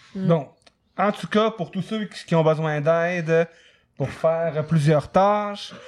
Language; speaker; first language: French; native; French